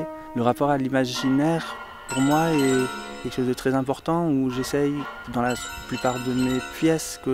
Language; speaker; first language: French; native; French